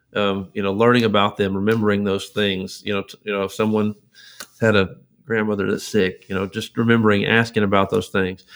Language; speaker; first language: English; native; English